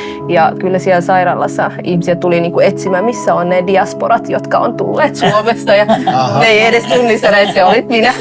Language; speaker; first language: Finnish; early bilingual, other home language; Somali